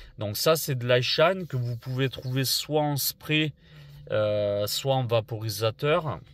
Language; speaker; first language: French; native; French